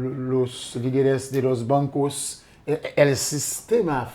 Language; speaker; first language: Spanish; non-native, fluent; Haitian Creole